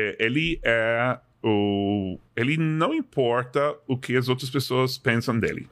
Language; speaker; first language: Portuguese; non-native, fluent; English